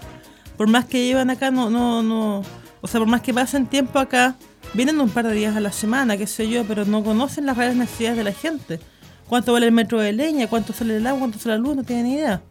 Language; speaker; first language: Spanish; native; Spanish